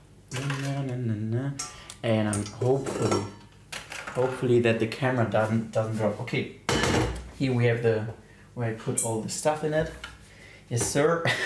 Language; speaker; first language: English; non-native, fluent; German